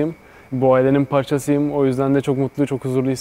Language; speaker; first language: Turkish; native; Turkish